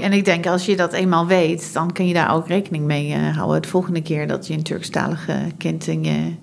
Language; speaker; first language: Dutch; non-native, fluent; English